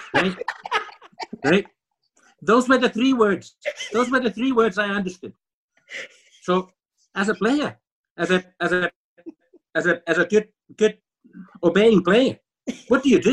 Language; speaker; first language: English; non-native, fluent; Finnish